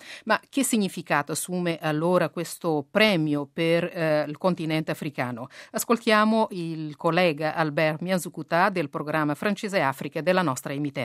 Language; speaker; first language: Italian; non-native, fluent; Kabuverdianu